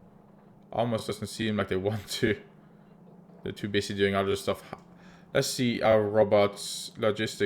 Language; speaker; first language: English; non-native, fluent; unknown